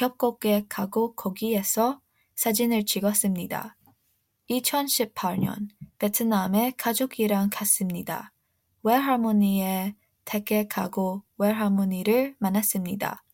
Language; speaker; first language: Korean; non-native, learner; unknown